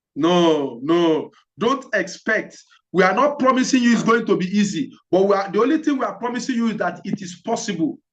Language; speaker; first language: English; non-native, local second language; Yoruba